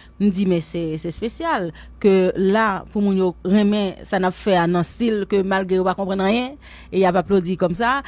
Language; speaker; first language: French; non-native, local second language; Haitian Creole